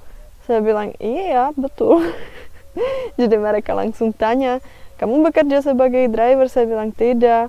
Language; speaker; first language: Indonesian; non-native, fluent; Czech